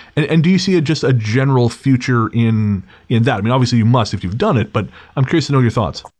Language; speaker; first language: English; native; English